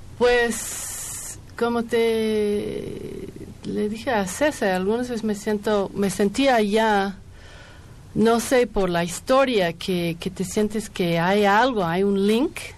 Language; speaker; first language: Spanish; non-native, learner; English